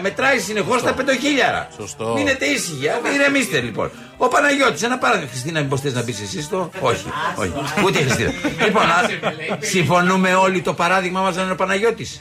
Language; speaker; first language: Greek; native; Greek